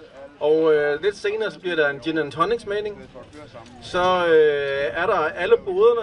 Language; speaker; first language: Danish; native; Danish